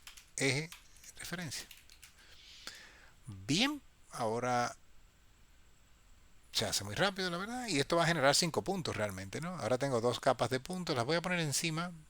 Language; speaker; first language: Spanish; native; Spanish